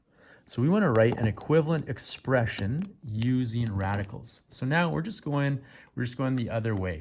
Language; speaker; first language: English; native; English